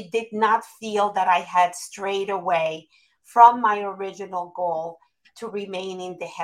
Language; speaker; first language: English; non-native, fluent; Spanish